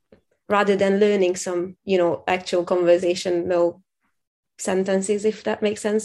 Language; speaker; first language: English; non-native, fluent; Hungarian